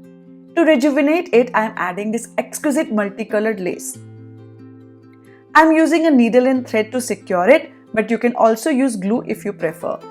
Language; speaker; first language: English; non-native, local second language; Hindi